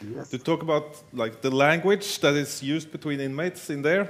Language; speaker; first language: English; non-native, fluent; Norwegian